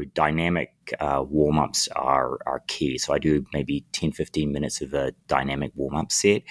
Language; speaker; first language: English; native; English